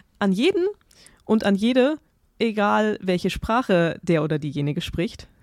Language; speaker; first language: German; native; German